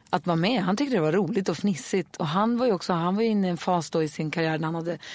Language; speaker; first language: Swedish; native; Swedish